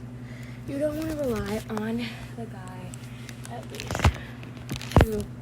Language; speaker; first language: English; native; English